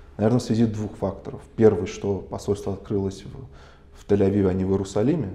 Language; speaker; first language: Russian; non-native, local second language; Armenian